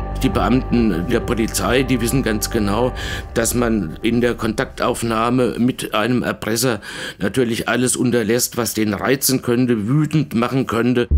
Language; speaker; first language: German; native; German